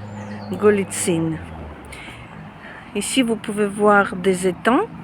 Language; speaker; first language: French; non-native, fluent; Russian